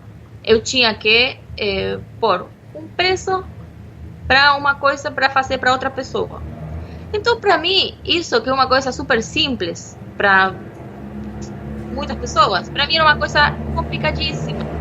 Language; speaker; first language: Portuguese; non-native, fluent; Spanish